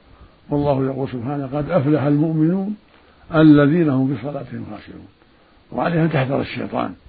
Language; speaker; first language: Arabic; native; Arabic